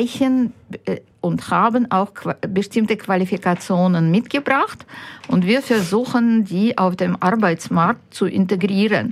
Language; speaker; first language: German; non-native, fluent; Ukrainian